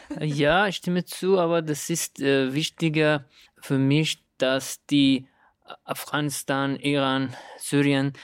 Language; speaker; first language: German; non-native, learner; Persian